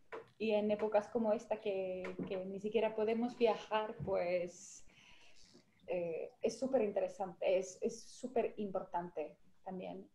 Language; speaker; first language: Spanish; non-native, fluent; Finnish